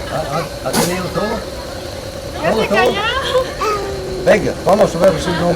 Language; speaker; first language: Spanish; native; Spanish